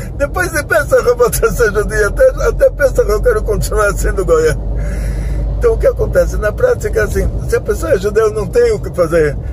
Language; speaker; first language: Portuguese; native; Portuguese